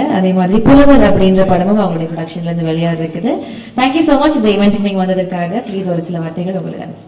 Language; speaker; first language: Tamil; native; Tamil